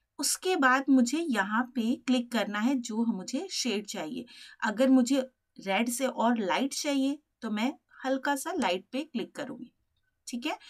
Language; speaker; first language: Hindi; native; Hindi